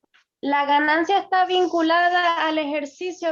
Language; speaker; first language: Spanish; native; Spanish